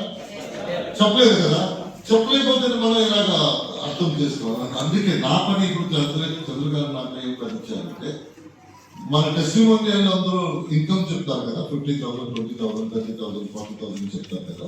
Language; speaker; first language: Telugu; non-native, fluent; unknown